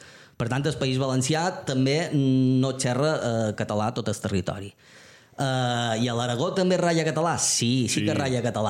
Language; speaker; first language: Catalan; native; Catalan